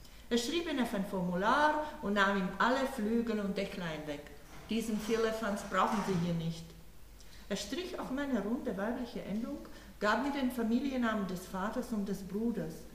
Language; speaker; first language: German; non-native, fluent; Slovak